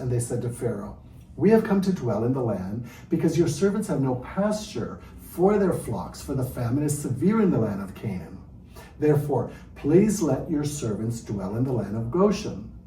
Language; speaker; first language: English; native; English